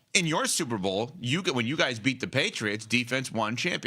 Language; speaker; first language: English; native; English